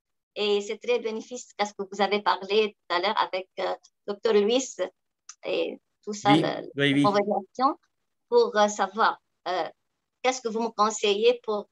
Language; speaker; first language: French; non-native, local second language; Arabic